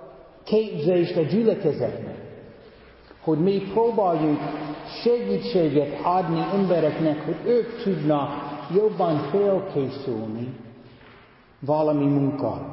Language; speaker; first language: Hungarian; non-native, fluent; English